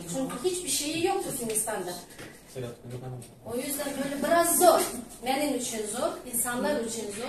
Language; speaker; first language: Turkish; non-native, learner; Turkmen